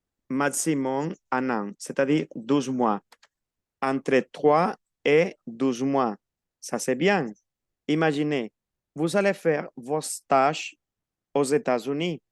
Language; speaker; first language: French; non-native, fluent; Spanish